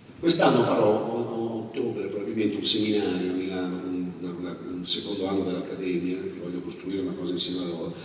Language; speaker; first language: Italian; native; Italian